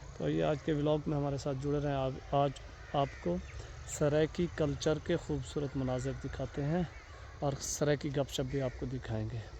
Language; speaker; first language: Urdu; non-native, local second language; Saraiki